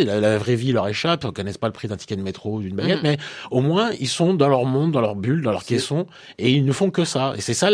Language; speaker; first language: French; native; French